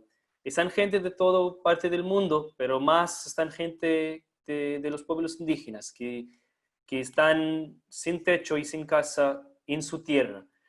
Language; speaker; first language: Spanish; non-native, fluent; English